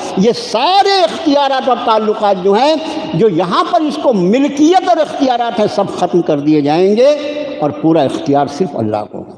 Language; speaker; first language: Urdu; native; Urdu